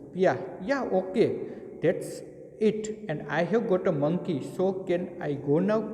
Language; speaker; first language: English; non-native, local second language; Gujarati